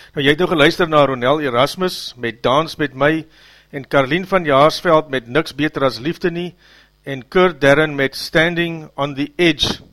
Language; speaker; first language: Afrikaans; native; Afrikaans